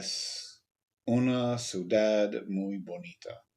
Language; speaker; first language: Spanish; non-native, learner; English